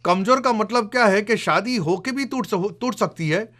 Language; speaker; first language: Hindi; non-native, local second language; Gujarati